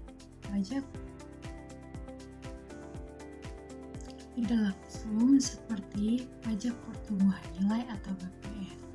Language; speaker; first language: Indonesian; native; Indonesian